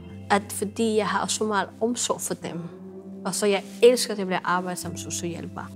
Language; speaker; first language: Danish; non-native, learner; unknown